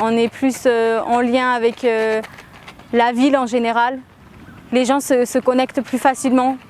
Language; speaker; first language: French; early bilingual, other home language; Armenian